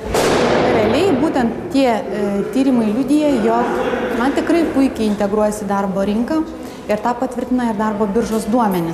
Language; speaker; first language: Lithuanian; native; Lithuanian